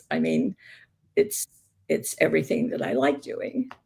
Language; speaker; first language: English; native; English